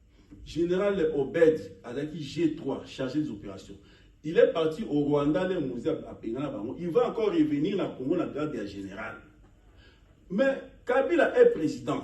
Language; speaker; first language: French; non-native, local second language; Lingala